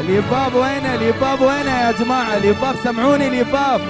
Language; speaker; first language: Arabic; native; Arabic